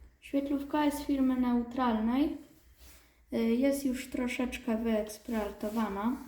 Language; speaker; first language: Polish; native; Polish